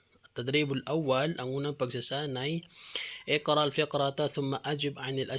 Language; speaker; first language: Arabic; non-native, fluent; Filipino